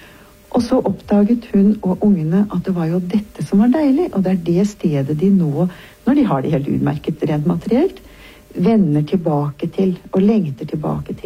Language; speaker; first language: Norwegian; native; Norwegian